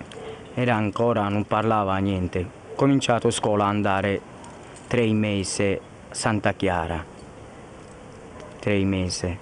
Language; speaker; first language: Italian; non-native, learner; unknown